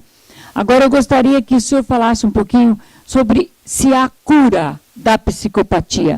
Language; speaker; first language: Portuguese; native; Portuguese